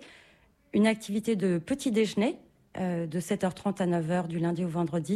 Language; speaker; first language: French; native; French